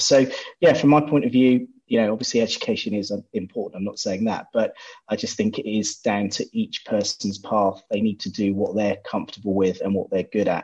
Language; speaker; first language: English; native; English